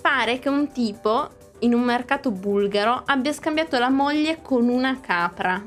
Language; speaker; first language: Italian; native; Italian